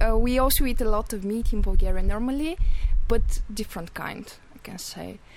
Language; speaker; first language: English; non-native, fluent; Bulgarian